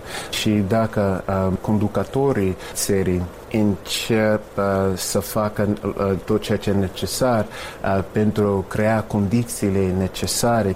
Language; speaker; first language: Romanian; non-native, fluent; English